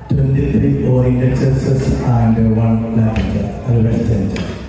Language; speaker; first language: English; non-native, local second language; Malayalam